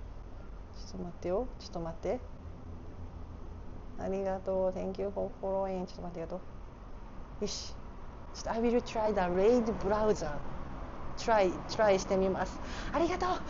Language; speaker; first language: Japanese; native; Japanese